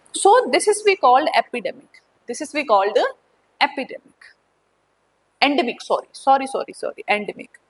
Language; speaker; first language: Hindi; non-native, local second language; Punjabi